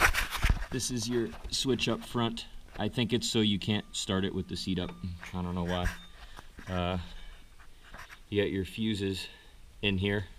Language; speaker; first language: English; native; English